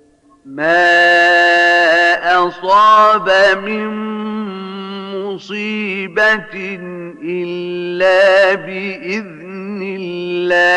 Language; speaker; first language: Arabic; native; Arabic